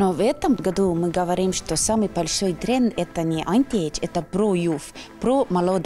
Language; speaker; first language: Russian; non-native, local second language; Estonian